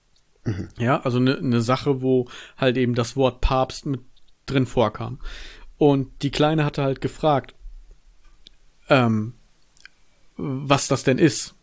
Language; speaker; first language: German; native; German